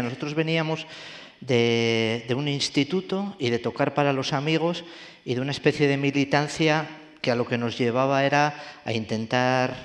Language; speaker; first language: Spanish; native; Spanish